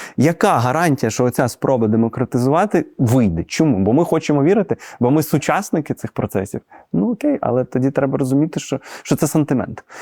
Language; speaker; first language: Ukrainian; native; Ukrainian